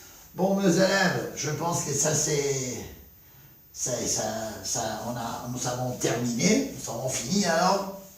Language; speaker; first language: French; non-native, fluent; Spanish